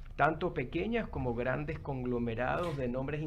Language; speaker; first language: Spanish; native; Spanish